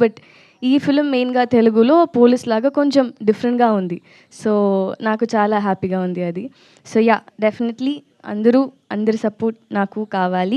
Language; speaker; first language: Telugu; non-native, learner; Tamil